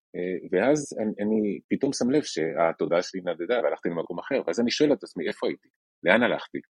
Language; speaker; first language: Hebrew; non-native, fluent; Spanish